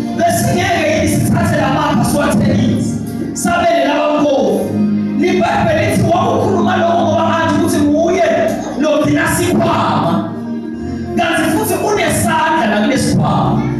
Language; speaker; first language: Zulu; non-native, local second language; Swati